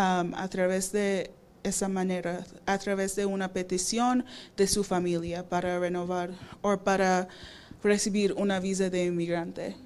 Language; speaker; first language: Spanish; non-native, fluent; English